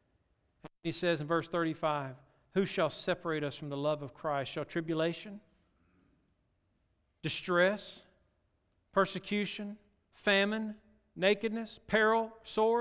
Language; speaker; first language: English; native; English